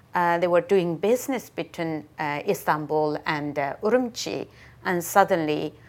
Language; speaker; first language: English; non-native, fluent; Chinese